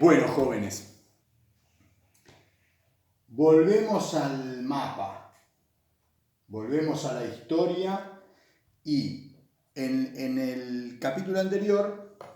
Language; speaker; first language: Spanish; native; Spanish